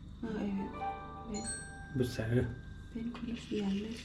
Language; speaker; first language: Turkish; non-native, learner; Lao